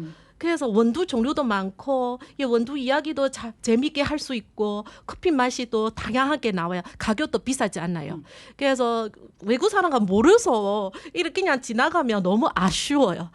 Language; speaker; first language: Korean; non-native, learner; Chinese